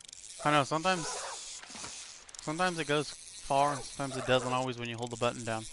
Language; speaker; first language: English; native; English